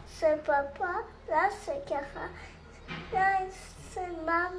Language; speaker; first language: French; native; French